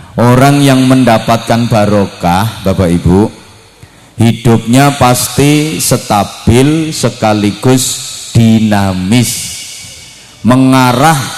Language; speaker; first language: Indonesian; non-native, local second language; Javanese